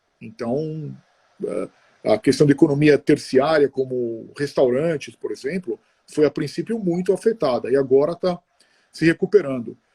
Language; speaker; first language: Portuguese; non-native, fluent; Italian